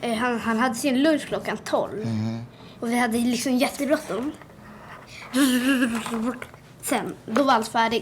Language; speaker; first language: Swedish; native; Swedish